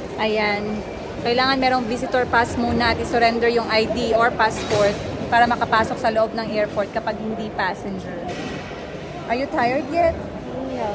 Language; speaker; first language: Filipino; native; Filipino